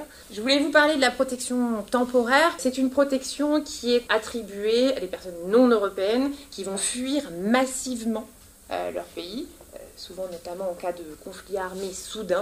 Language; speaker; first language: French; native; French